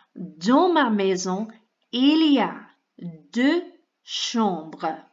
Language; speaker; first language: French; non-native, fluent; English